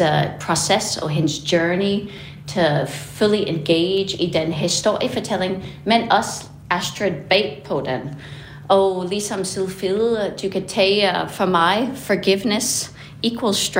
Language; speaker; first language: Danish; non-native, fluent; English